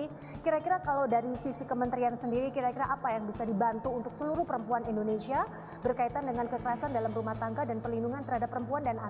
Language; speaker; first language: Indonesian; native; Indonesian